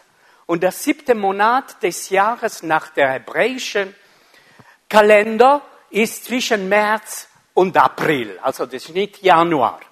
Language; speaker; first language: German; non-native, fluent; Italian